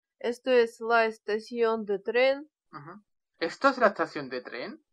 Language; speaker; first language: Spanish; non-native, fluent; Russian